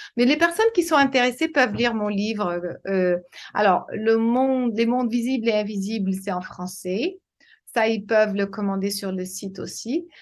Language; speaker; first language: French; non-native, fluent; English